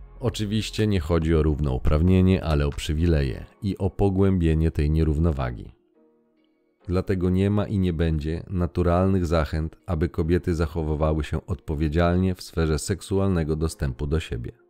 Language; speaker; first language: Polish; native; Polish